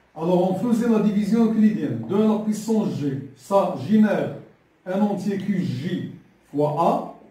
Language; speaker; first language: French; non-native, local second language; Arabic